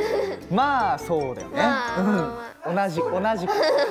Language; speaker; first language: Japanese; native; Japanese